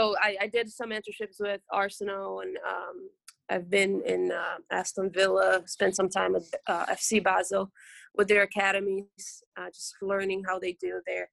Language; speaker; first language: English; non-native, fluent; Portuguese